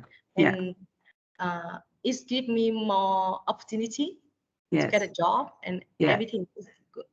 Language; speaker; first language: English; non-native, learner; Vietnamese